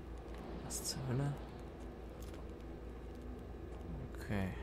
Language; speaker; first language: German; native; German